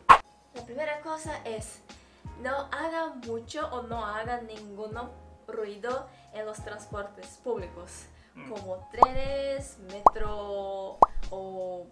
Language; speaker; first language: Spanish; non-native, fluent; Portuguese